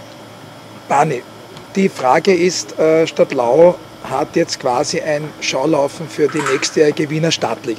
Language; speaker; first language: German; native; German